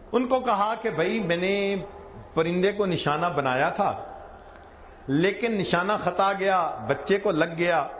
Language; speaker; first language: Urdu; non-native, local second language; Punjabi